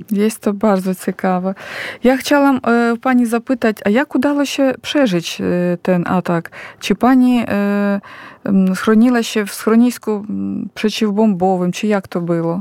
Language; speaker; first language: Polish; non-native, fluent; Ukrainian